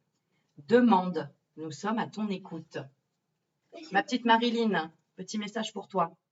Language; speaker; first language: French; native; French